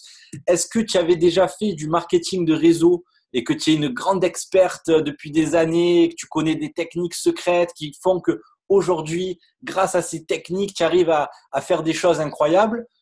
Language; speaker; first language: French; native; French